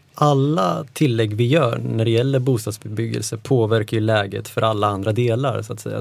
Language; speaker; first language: Swedish; native; Swedish